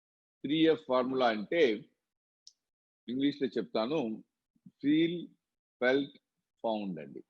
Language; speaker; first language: Telugu; non-native, local second language; Tamil